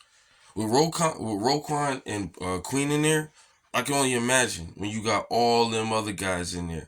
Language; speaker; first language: English; native; English